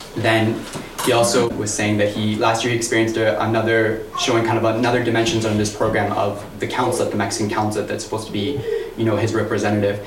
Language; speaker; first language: English; native; English